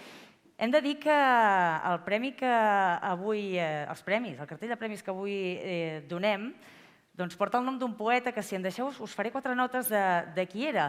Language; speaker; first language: Catalan; native; Catalan